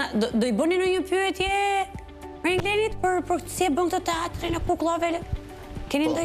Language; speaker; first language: Albanian; native; Albanian